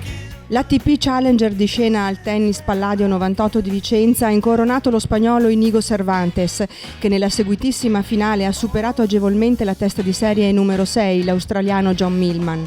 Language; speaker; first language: Italian; native; Italian